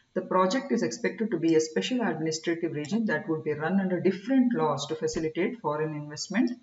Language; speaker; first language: English; non-native, local second language; Kannada